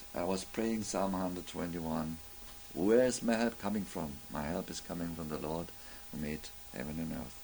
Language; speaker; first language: English; non-native, fluent; German